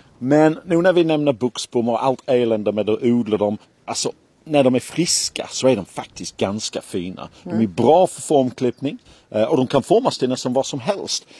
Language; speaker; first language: Swedish; non-native, fluent; English